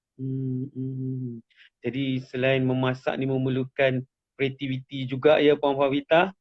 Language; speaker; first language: Malay; native; Malay